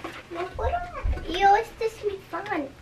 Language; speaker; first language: Spanish; early bilingual, heritage; English